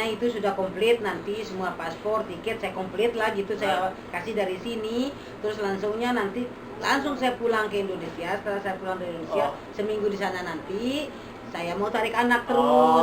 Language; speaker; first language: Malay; non-native, local second language; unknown